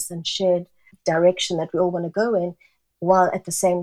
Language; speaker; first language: English; non-native, local second language; Italian